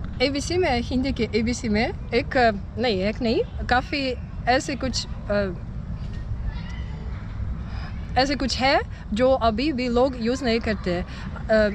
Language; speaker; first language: Hindi; non-native, fluent; Russian